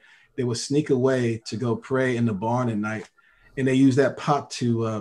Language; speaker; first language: English; native; English